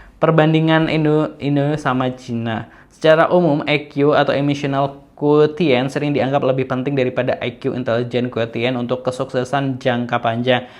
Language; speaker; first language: Indonesian; native; Indonesian